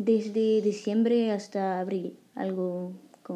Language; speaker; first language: Spanish; non-native, learner; French